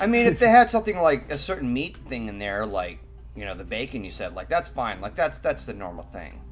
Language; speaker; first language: English; native; English